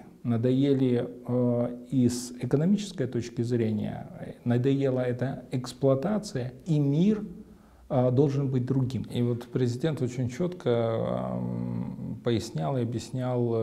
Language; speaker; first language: Russian; native; Russian